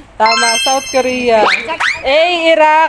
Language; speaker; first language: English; non-native, local second language; Filipino